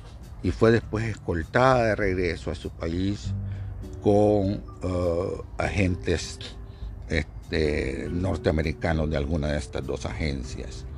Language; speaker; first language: Spanish; native; Spanish